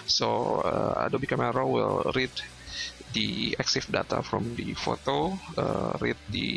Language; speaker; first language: English; non-native, learner; Indonesian